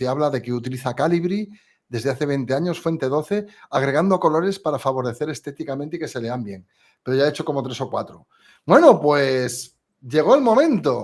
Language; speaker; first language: Spanish; native; Spanish